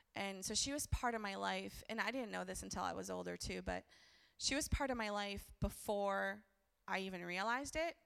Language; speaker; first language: English; early bilingual, other home language; Portuguese